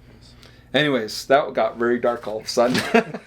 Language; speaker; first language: English; native; English